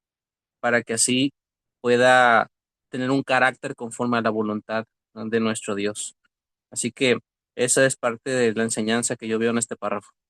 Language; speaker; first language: Spanish; native; Spanish